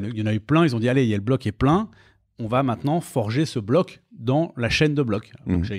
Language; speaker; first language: French; native; French